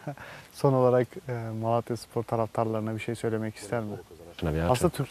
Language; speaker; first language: Turkish; native; Turkish